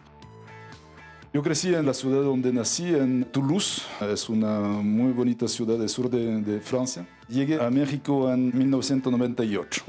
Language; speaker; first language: Spanish; non-native, fluent; French